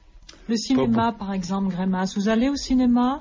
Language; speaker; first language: French; native; French